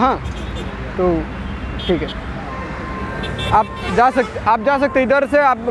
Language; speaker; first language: Hindi; non-native, local second language; Bangla